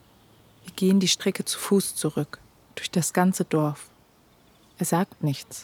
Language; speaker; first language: German; early bilingual, other home language; Turkish